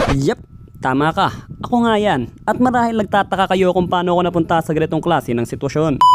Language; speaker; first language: Filipino; native; Filipino